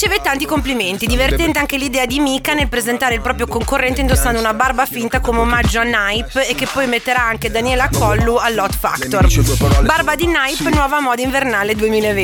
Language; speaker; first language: Italian; native; Italian